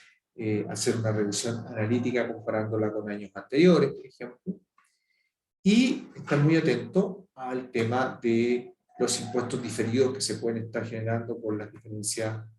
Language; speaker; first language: Spanish; native; Spanish